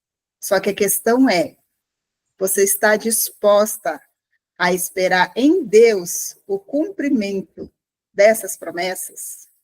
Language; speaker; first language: Portuguese; native; Portuguese